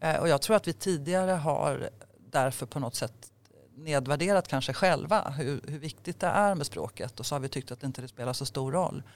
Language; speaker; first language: Swedish; native; Swedish